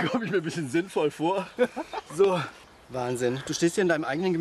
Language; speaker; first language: German; native; German